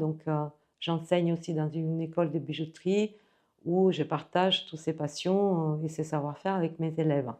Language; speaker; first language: French; non-native, fluent; Italian